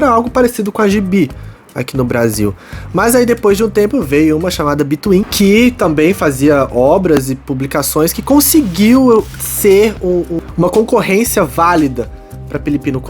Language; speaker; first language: Portuguese; native; Portuguese